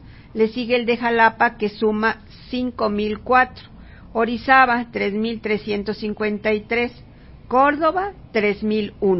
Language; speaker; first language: Spanish; native; Spanish